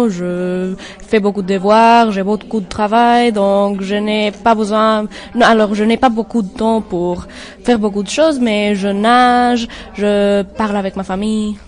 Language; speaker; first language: French; non-native, learner; English